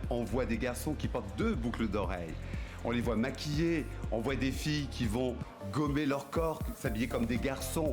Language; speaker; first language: French; native; French